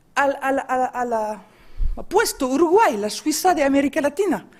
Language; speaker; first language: Spanish; non-native, fluent; French